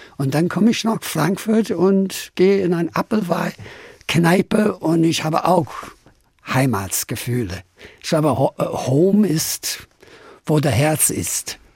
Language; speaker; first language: German; non-native, fluent; English